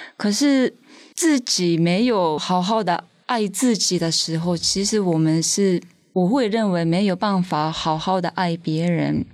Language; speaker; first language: Chinese; non-native, fluent; Japanese